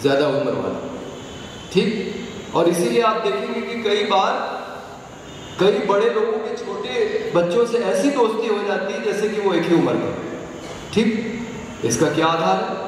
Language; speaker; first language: Hindi; native; Hindi